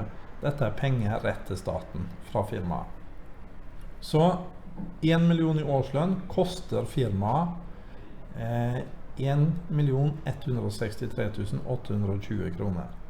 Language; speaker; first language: Norwegian; native; Norwegian